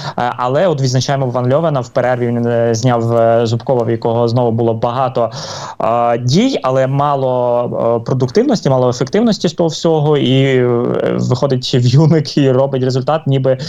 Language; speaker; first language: Ukrainian; native; Ukrainian